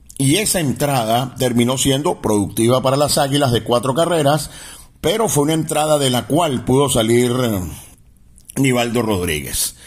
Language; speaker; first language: Spanish; native; Spanish